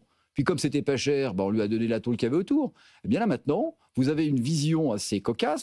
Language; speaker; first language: French; native; French